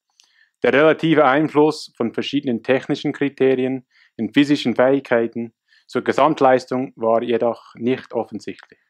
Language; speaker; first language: German; non-native, fluent; English